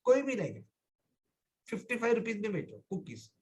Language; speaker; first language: Hindi; non-native, local second language; Marathi